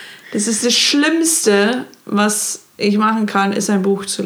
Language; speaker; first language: German; non-native, fluent; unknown